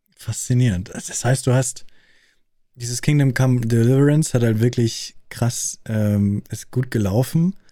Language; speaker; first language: German; native; German